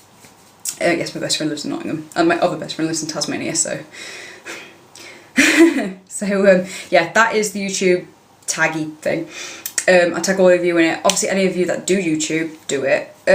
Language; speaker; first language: English; native; English